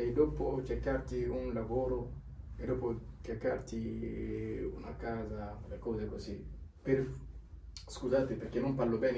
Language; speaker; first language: Italian; non-native, learner; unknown